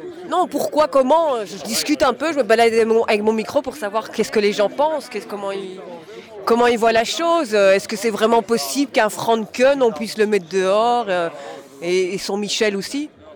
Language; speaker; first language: French; native; French